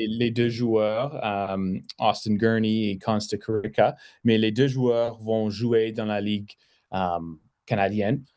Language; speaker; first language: French; non-native, fluent; English